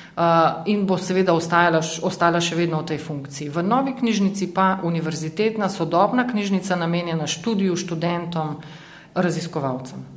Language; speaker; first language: Slovenian; native; Slovenian